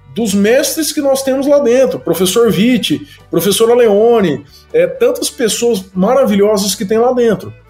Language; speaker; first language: Portuguese; native; Portuguese